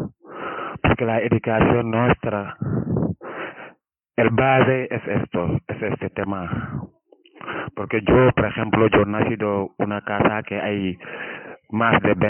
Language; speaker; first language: Spanish; non-native, fluent; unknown